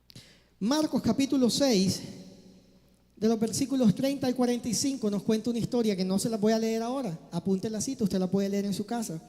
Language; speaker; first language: Spanish; native; Spanish